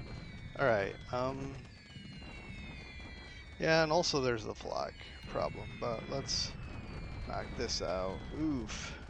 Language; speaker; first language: English; native; English